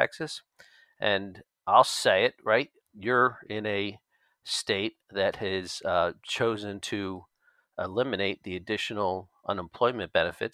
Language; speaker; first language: English; native; English